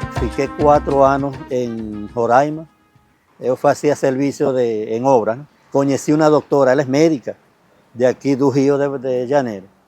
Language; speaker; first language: Portuguese; non-native, fluent; Spanish